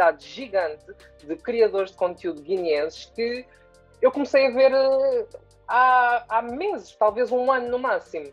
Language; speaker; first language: Portuguese; native; Portuguese